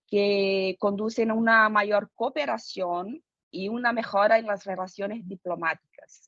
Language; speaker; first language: Spanish; non-native, fluent; Portuguese